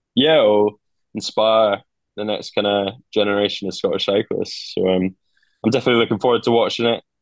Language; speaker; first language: English; native; English